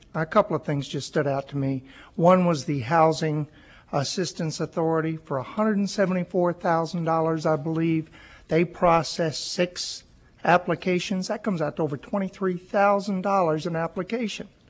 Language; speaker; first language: English; native; English